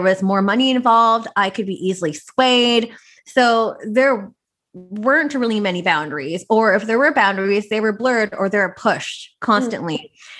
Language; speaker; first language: English; native; English